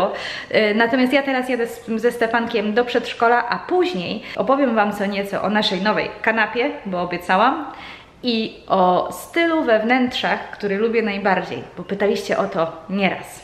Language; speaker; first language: Polish; native; Polish